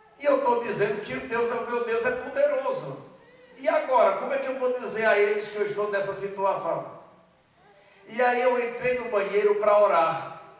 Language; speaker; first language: Portuguese; non-native, fluent; Malagasy